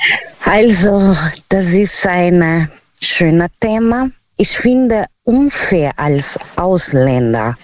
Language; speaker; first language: German; non-native, learner; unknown